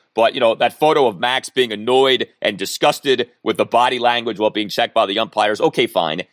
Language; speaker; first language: English; native; English